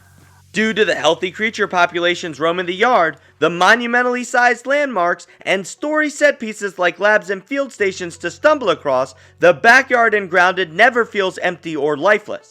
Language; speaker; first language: English; native; English